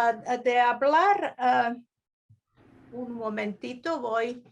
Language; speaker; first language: Spanish; non-native, learner; Croatian